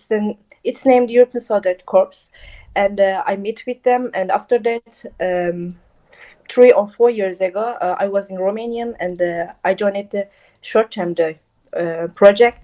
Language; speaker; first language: English; non-native, local second language; Turkish